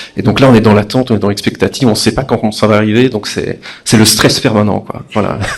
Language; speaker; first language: French; native; French